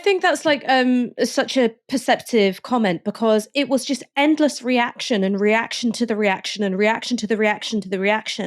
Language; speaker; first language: English; native; English